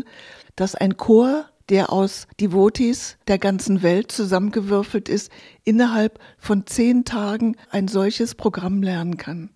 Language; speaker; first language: German; native; German